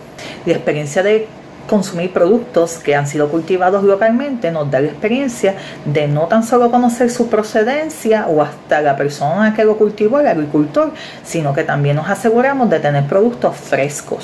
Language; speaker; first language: Spanish; native; Spanish